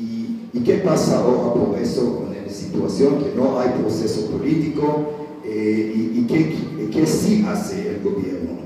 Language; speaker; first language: Spanish; non-native, learner; Hebrew